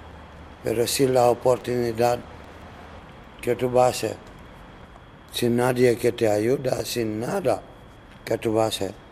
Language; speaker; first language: Spanish; non-native, learner; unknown